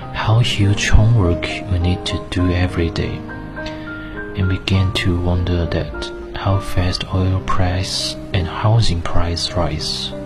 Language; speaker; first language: English; non-native, learner; Chinese